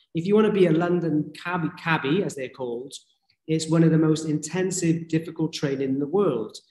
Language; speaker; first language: English; native; English